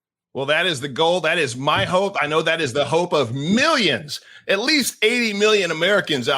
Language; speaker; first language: English; native; English